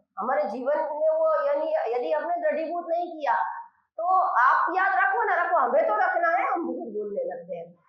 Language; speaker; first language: Hindi; non-native, local second language; Gujarati